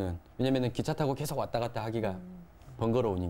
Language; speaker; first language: Korean; native; Korean